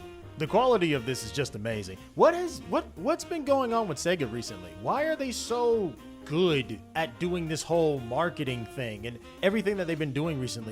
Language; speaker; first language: English; native; English